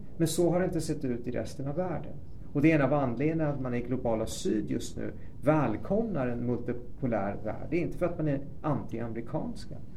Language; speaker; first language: Swedish; early bilingual, other home language; Persian